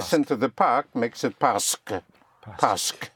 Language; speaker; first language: English; non-native, fluent; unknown